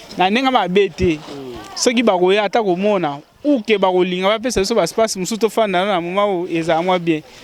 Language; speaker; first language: Lingala; native; Lingala